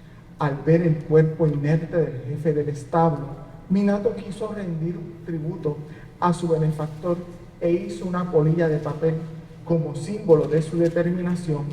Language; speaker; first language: Spanish; native; Spanish